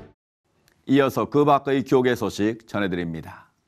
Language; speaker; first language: Korean; native; Korean